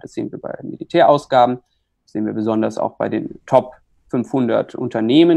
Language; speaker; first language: German; native; German